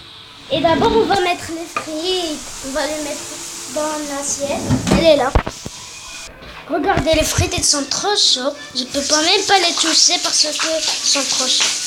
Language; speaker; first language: French; non-native, learner; Arabic